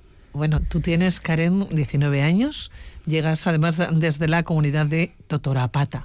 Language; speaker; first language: Spanish; native; Spanish